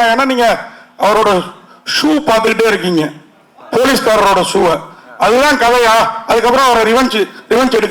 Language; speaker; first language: Tamil; native; Tamil